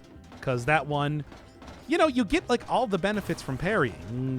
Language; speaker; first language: English; native; English